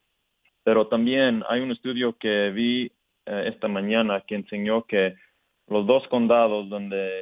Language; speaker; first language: Spanish; early bilingual, heritage; Spanish